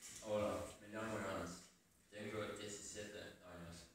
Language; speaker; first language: Spanish; non-native, learner; Estonian